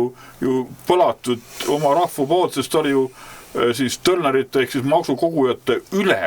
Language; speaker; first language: Estonian; native; Estonian